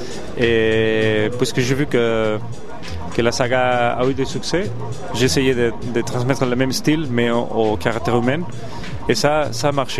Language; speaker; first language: French; non-native, fluent; Spanish